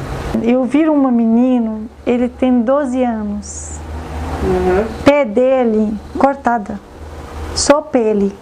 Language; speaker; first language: Portuguese; non-native, learner; Arabic